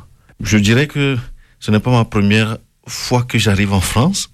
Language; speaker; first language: French; non-native, local second language; Ewe